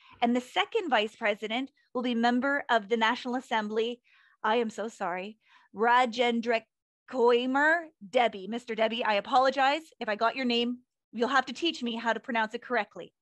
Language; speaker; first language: English; native; English